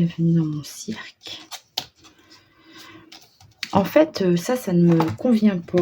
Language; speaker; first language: French; native; French